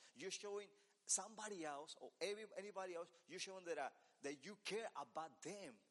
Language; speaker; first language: English; non-native, learner; Spanish